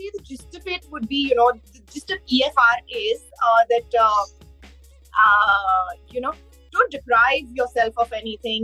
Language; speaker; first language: English; non-native, local second language; Hindi